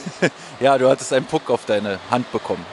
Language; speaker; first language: German; native; German